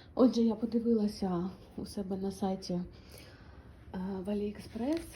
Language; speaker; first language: Ukrainian; non-native, local second language; Russian